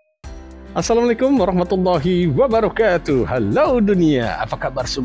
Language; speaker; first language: Indonesian; non-native, local second language; Javanese